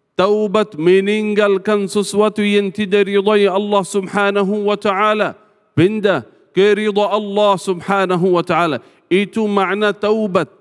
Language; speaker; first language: Malay; non-native, fluent; Arabic